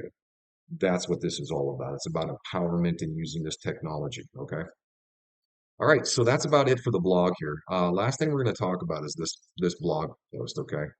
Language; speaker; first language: English; native; English